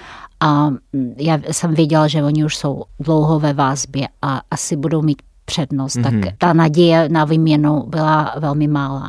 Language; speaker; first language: Czech; non-native, fluent; Russian